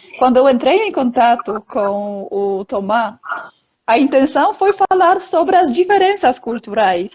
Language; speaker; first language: Portuguese; non-native, fluent; Polish